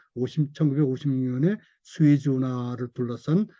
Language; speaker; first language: Korean; native; Korean